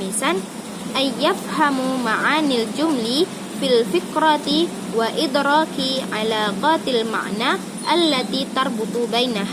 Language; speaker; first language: Arabic; non-native, learner; Indonesian